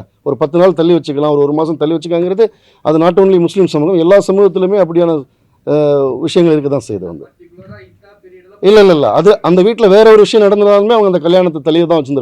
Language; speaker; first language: Tamil; native; Tamil